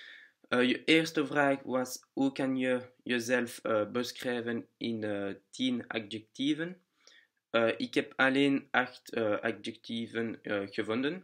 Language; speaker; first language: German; non-native, learner; Dutch